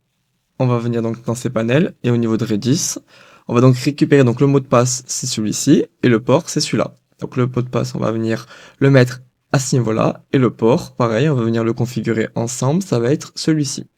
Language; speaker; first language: French; native; French